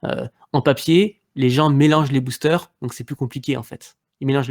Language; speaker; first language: French; native; French